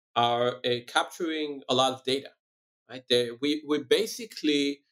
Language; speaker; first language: English; non-native, fluent; Hebrew